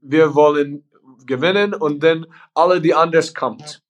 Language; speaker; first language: German; non-native, learner; English